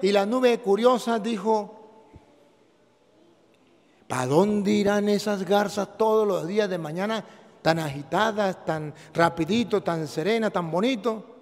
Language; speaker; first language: Spanish; native; Spanish